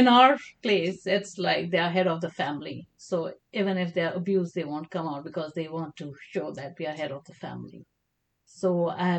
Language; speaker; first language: English; non-native, local second language; Kashmiri